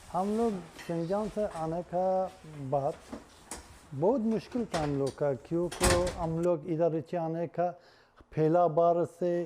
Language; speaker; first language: Hindi; non-native, learner; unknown